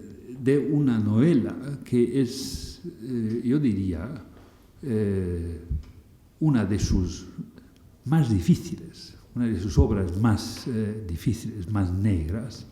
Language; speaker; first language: Spanish; non-native, fluent; German